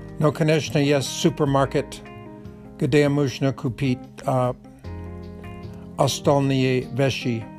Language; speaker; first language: Polish; non-native, learner; Russian